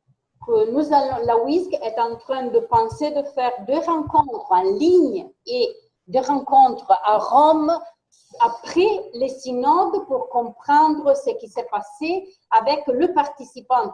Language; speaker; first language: French; non-native, fluent; Italian